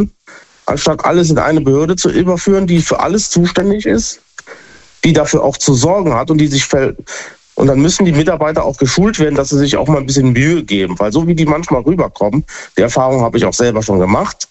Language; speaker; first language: German; native; German